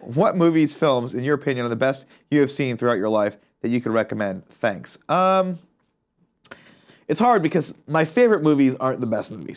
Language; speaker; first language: English; native; English